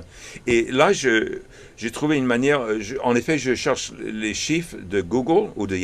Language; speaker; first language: French; early bilingual, heritage; English